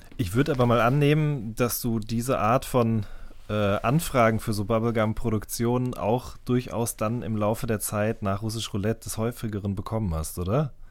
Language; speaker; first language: German; native; German